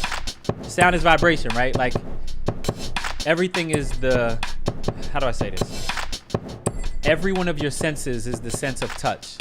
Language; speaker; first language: English; native; English